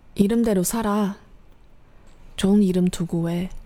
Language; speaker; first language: Korean; non-native, fluent; Chinese